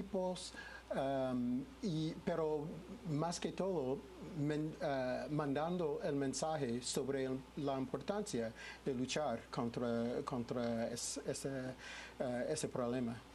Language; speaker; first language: Spanish; non-native, fluent; English